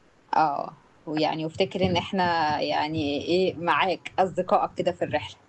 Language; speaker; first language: Arabic; native; Arabic